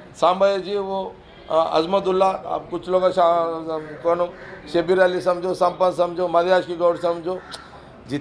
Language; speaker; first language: Hindi; non-native, local second language; Telugu